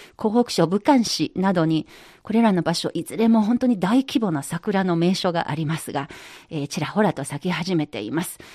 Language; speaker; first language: Japanese; non-native, fluent; Chinese